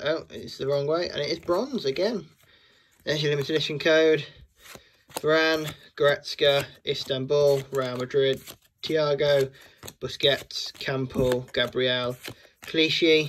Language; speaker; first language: English; native; English